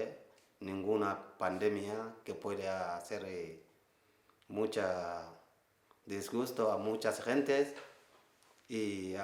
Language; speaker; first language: Spanish; non-native, learner; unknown